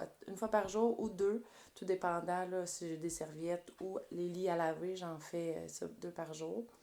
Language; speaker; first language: French; native; French